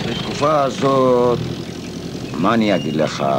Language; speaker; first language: Hebrew; non-native, fluent; Ladino